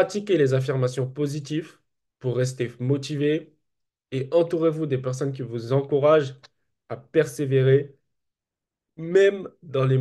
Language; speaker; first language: French; native; French